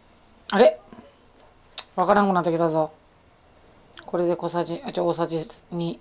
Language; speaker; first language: Japanese; native; Japanese